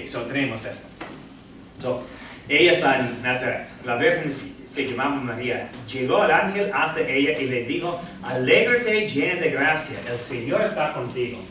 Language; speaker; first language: Spanish; non-native, fluent; English